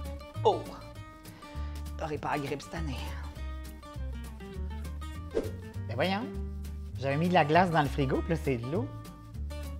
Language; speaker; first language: French; native; French